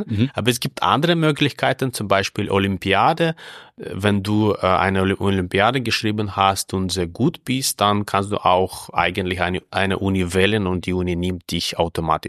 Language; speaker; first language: German; non-native, fluent; Russian